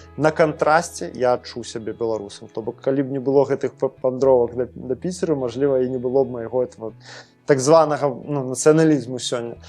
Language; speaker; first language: Belarusian; non-native, local second language; Russian